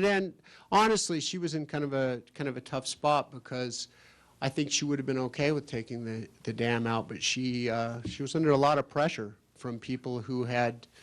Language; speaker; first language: English; native; English